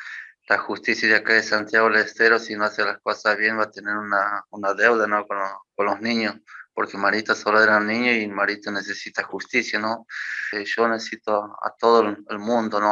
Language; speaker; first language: Spanish; native; Spanish